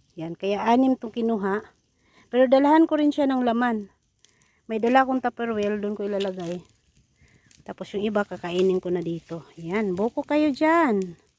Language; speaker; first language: Filipino; non-native, local second language; Cebuano